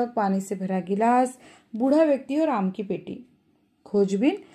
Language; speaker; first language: Hindi; non-native, local second language; Marathi